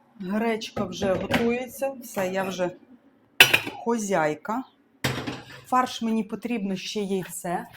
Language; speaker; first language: Ukrainian; non-native, local second language; Russian